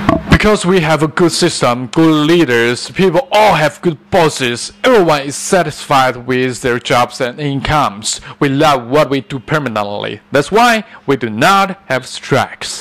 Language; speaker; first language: English; non-native, fluent; Chinese